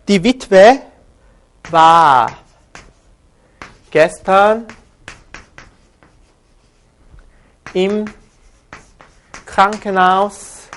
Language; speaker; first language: German; non-native, fluent; Korean